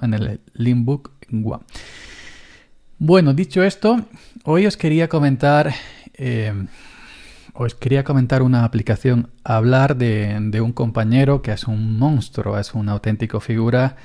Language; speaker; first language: Spanish; native; Spanish